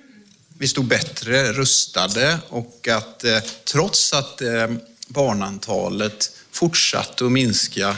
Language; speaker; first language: Swedish; native; Swedish